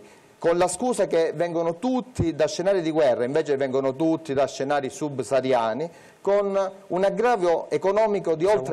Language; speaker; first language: Italian; native; Italian